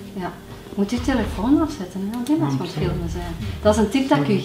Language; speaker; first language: Dutch; native; Dutch